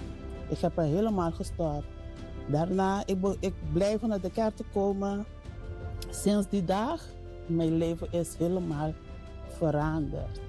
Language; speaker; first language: Dutch; non-native, learner; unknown